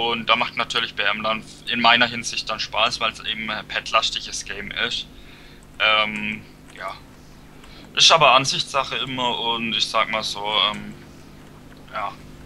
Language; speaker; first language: German; native; German